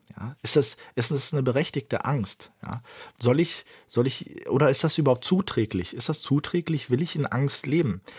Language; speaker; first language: German; early bilingual, other home language; Turkish